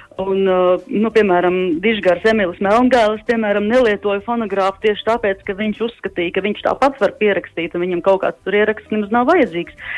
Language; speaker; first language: Latvian; native; Latvian